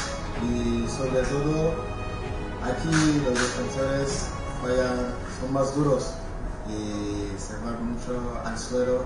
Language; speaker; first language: Spanish; non-native, fluent; French